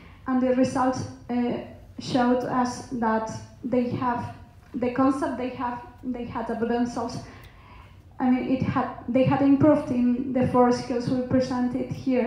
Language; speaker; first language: English; non-native, fluent; Basque